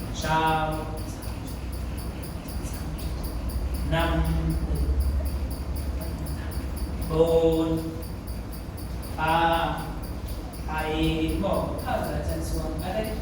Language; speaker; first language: Vietnamese; non-native, learner; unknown